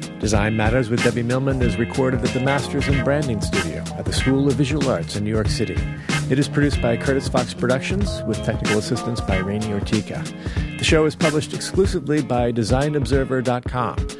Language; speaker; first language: English; native; English